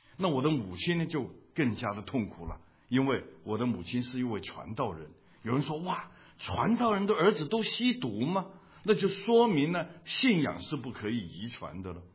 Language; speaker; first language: Chinese; non-native, local second language; Cantonese